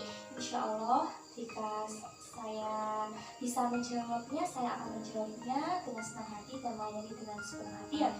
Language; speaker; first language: Indonesian; native; Indonesian